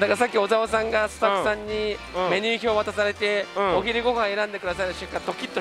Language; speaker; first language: Japanese; native; Japanese